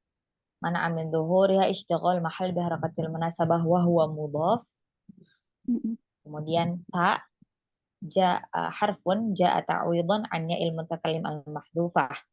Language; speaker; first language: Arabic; non-native, fluent; Indonesian